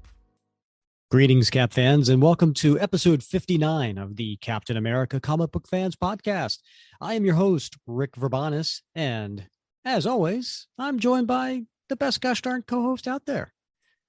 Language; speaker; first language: English; native; English